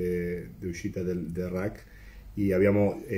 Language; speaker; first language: Italian; non-native, fluent; Spanish